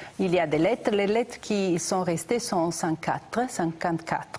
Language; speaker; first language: French; non-native, fluent; Italian